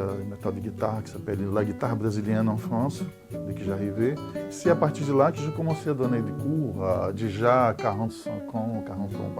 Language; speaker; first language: French; non-native, fluent; Portuguese